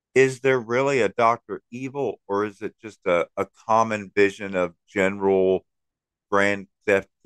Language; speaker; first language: English; native; English